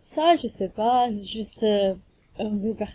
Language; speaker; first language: French; non-native, learner; Chinese